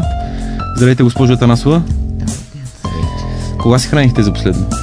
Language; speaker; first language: Bulgarian; native; Bulgarian